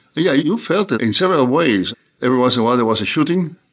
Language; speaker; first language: English; non-native, fluent; Spanish